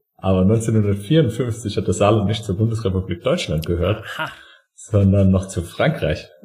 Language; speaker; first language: German; native; German